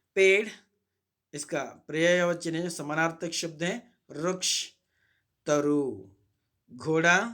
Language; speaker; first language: Hindi; non-native, local second language; Kannada